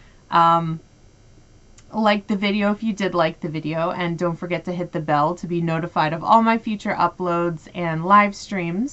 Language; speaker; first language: English; native; English